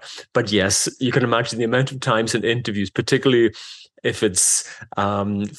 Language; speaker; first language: English; non-native, local second language; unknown